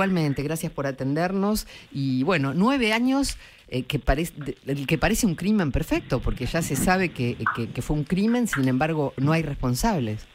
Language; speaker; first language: Spanish; native; Spanish